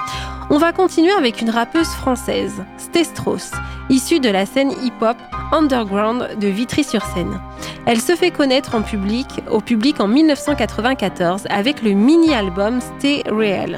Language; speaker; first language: French; native; French